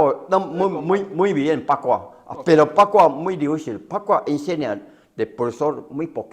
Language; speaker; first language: Spanish; non-native, learner; Chinese